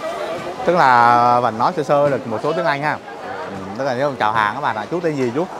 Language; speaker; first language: Vietnamese; native; Vietnamese